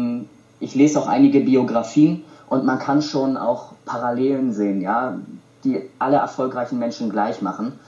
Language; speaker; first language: German; native; German